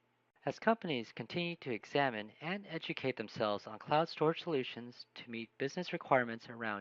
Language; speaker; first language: English; native; English